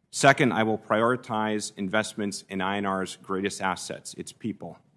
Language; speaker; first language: English; native; English